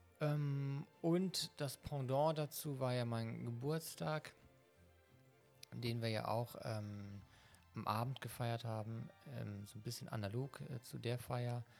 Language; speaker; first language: German; native; German